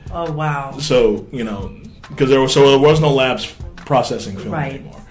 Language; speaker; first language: English; native; English